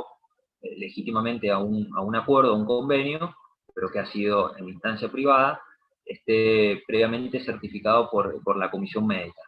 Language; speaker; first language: Spanish; native; Spanish